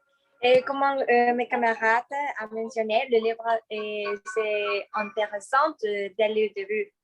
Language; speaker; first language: French; non-native, learner; Spanish